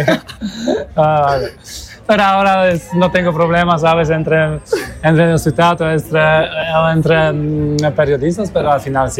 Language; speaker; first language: Spanish; non-native, learner; Polish